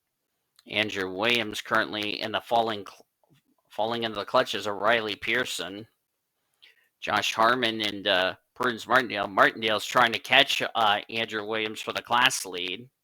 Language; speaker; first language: English; native; English